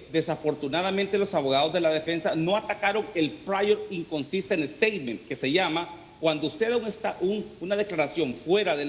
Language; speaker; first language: Spanish; native; Spanish